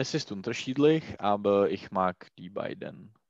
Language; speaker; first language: German; non-native, learner; Czech